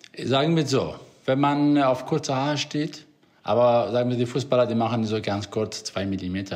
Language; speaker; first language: German; non-native, fluent; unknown